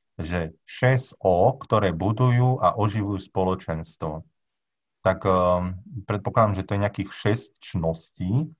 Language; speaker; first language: Slovak; native; Slovak